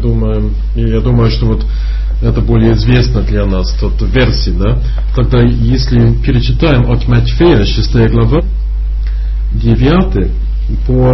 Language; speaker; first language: Russian; non-native, fluent; English